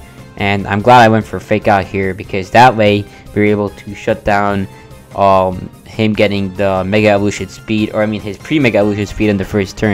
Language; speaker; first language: English; native; English